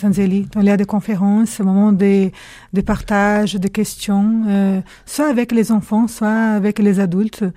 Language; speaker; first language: French; non-native, fluent; Portuguese